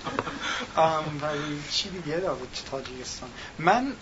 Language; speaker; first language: Tajik; non-native, learner; English